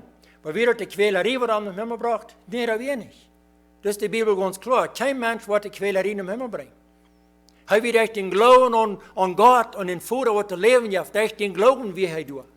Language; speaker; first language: German; non-native, learner; Plautdietsch